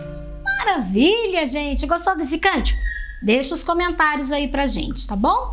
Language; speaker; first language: Portuguese; native; Portuguese